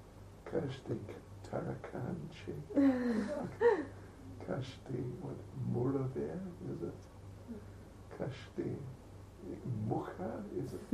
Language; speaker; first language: Russian; non-native, learner; English